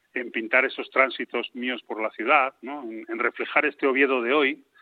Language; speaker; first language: Spanish; native; Spanish